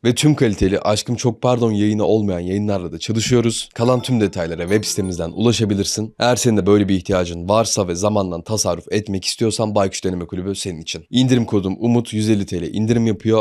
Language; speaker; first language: Turkish; native; Turkish